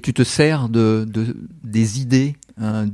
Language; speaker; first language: French; non-native, learner; English